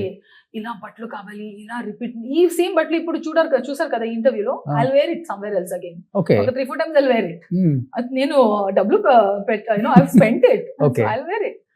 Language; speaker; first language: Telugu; non-native, local second language; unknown